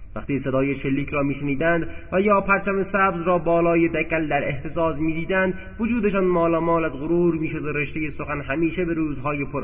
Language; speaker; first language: Persian; native; Persian